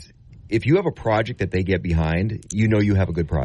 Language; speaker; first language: English; native; English